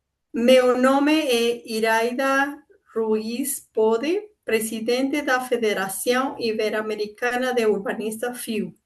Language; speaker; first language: Portuguese; non-native, fluent; Spanish